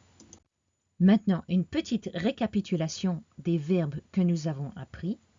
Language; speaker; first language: French; non-native, fluent; English